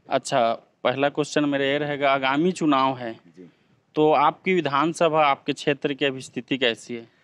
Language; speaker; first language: Hindi; native; Hindi